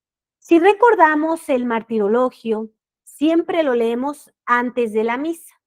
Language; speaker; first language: Spanish; native; Spanish